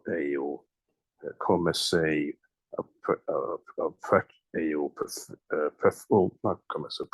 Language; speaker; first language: Portuguese; non-native, learner; English